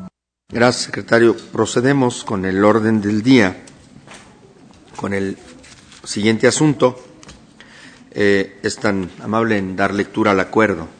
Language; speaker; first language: Spanish; native; Spanish